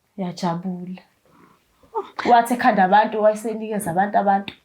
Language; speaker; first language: Zulu; native; Zulu